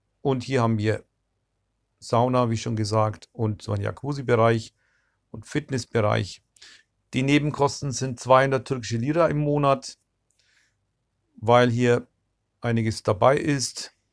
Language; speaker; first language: German; non-native, fluent; Turkish